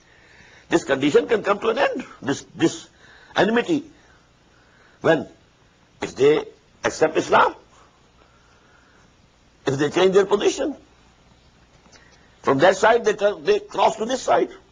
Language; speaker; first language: English; non-native, local second language; Urdu